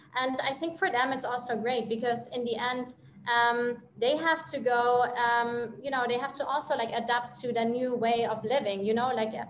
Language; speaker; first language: English; non-native, fluent; German